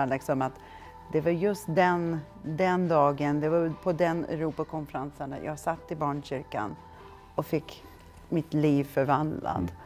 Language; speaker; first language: Swedish; non-native, fluent; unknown